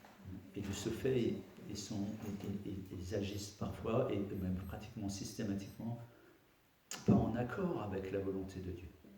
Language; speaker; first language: French; native; French